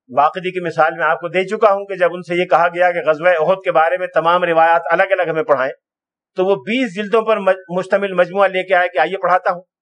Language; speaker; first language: Urdu; native; Urdu